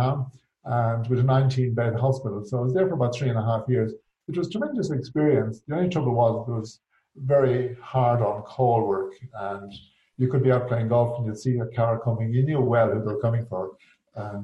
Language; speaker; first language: English; native; English